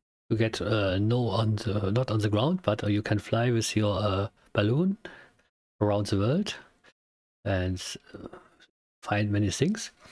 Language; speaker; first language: English; non-native, learner; German